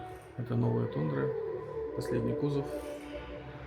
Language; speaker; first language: Russian; native; Russian